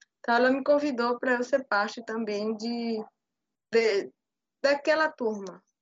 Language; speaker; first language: Portuguese; non-native, fluent; Spanish